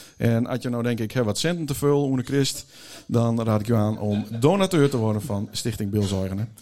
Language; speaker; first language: Dutch; native; Dutch